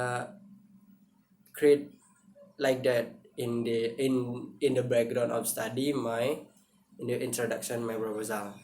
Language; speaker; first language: English; non-native, learner; Indonesian